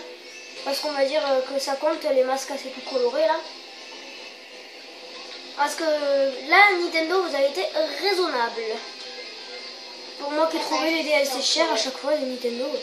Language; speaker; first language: French; native; French